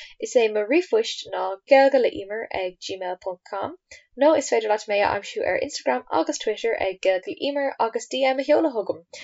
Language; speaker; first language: Irish; non-native, local second language; English